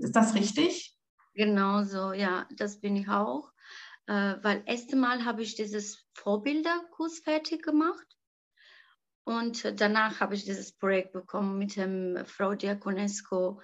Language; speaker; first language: German; non-native, learner; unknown